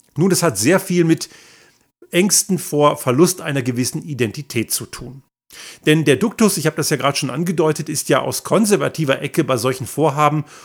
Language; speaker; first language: German; native; German